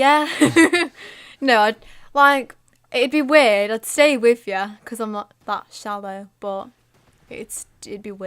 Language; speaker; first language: English; native; English